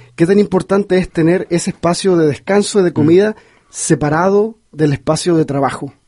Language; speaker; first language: Spanish; native; Spanish